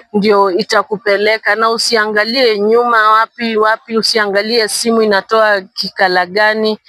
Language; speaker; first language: Swahili; native; Swahili